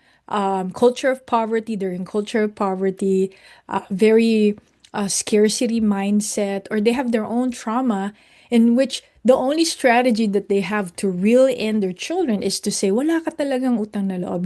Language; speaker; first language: English; non-native, local second language; Filipino